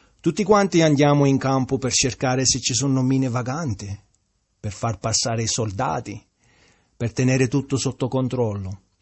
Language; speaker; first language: Italian; early bilingual, heritage; Italian